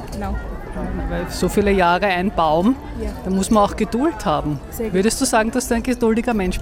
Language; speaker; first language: German; native; German